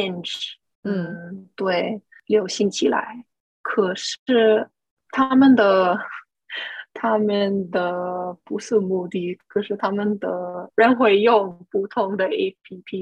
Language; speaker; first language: Chinese; non-native, fluent; English